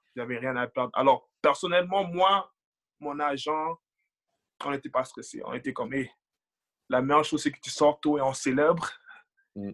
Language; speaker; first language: French; early bilingual, other home language; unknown